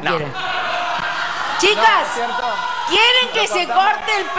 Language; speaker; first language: Spanish; native; Spanish